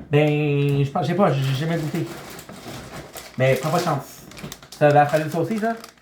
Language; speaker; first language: French; native; French